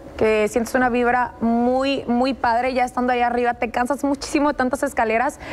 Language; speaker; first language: Spanish; native; Spanish